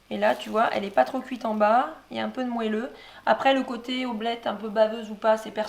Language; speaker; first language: French; native; French